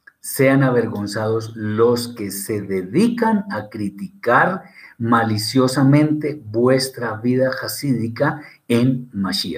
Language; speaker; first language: Spanish; native; Spanish